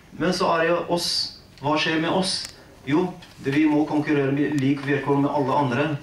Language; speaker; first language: Norwegian; non-native, fluent; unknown